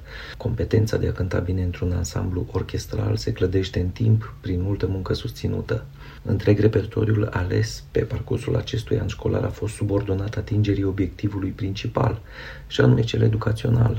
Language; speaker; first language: Romanian; native; Romanian